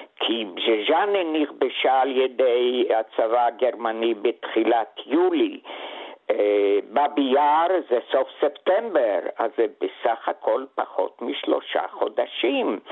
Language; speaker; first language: Hebrew; non-native, fluent; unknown